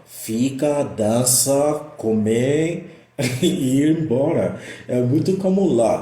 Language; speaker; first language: Portuguese; non-native, fluent; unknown